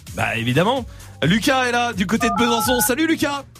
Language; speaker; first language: French; non-native, fluent; English